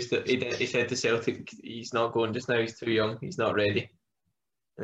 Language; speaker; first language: English; native; English